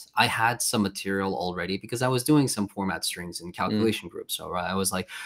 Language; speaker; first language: English; non-native, fluent; Swedish